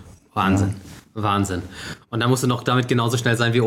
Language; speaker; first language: German; native; German